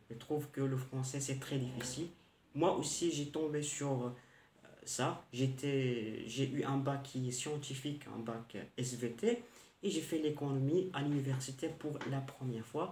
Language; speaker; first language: French; non-native, local second language; Arabic